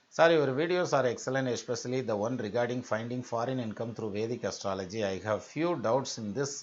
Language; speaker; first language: English; non-native, local second language; Tamil